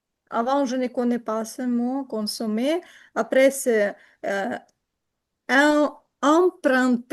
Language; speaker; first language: French; non-native, learner; Ukrainian